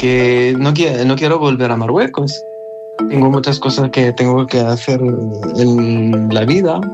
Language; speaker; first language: Spanish; non-native, learner; Arabic